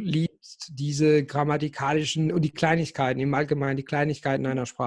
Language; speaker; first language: German; non-native, fluent; Italian